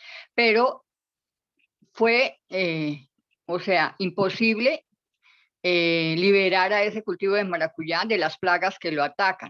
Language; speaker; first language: Spanish; native; Spanish